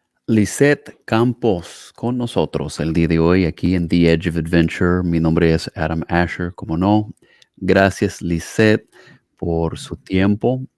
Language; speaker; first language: Spanish; non-native, fluent; English